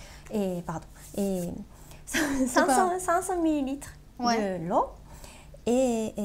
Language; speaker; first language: French; non-native, learner; Japanese